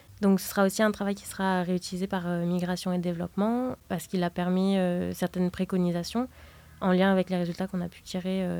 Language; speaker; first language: French; native; French